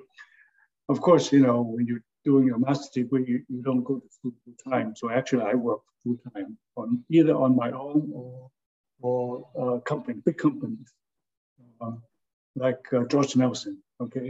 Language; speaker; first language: English; non-native, local second language; Cantonese